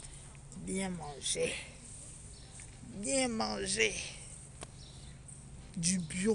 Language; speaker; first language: French; non-native, local second language; Fang